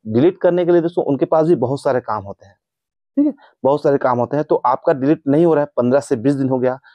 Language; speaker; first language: Hindi; native; Hindi